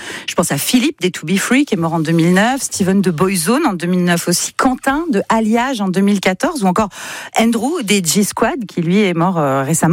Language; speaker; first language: French; native; French